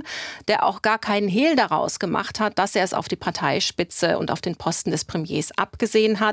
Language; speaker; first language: German; native; German